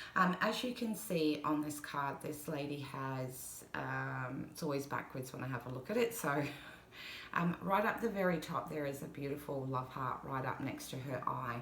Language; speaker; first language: English; native; English